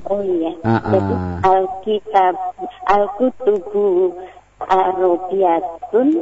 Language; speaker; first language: Arabic; non-native, learner; Indonesian